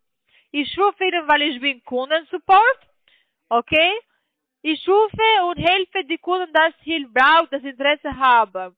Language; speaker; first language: German; non-native, learner; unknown